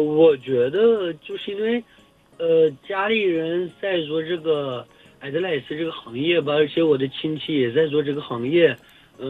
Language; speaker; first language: Chinese; native; Chinese